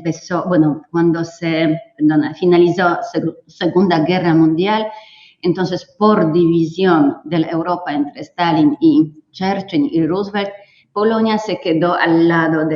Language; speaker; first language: Spanish; non-native, fluent; Polish